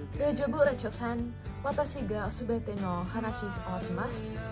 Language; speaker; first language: Japanese; non-native, learner; Indonesian